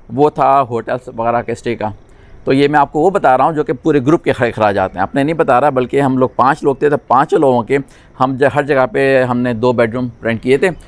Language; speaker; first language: Urdu; native; Urdu